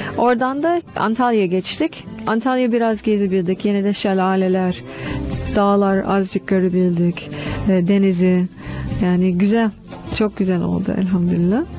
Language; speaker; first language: Turkish; non-native, fluent; English